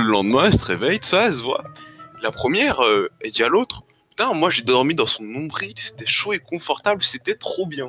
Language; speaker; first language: French; native; French